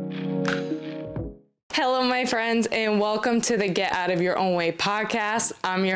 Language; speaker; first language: English; native; English